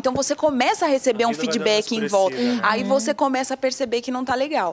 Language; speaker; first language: Portuguese; native; Portuguese